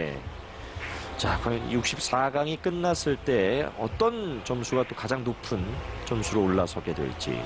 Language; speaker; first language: Korean; native; Korean